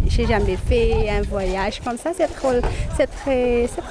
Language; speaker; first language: French; non-native, learner; Malagasy